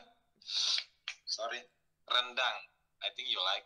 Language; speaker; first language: English; non-native, fluent; Indonesian